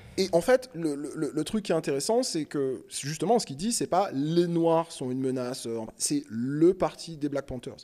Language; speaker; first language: French; native; French